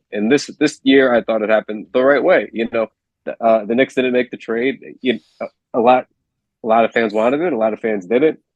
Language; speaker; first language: English; native; English